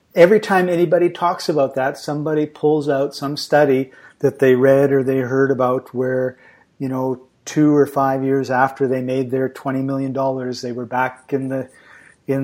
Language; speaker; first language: English; native; English